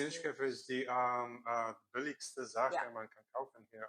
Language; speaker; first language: German; non-native, learner; Korean